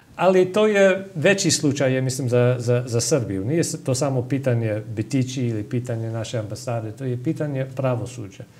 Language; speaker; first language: Serbian; non-native, fluent; English